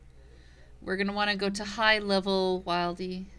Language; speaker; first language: English; native; English